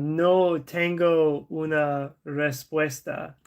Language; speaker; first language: Spanish; non-native, learner; English